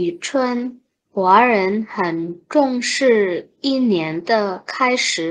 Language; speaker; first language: Chinese; non-native, learner; Indonesian